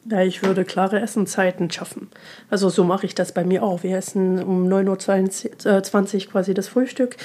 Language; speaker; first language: German; non-native, fluent; French